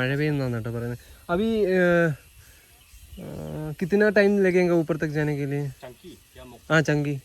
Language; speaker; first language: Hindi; non-native, local second language; Malayalam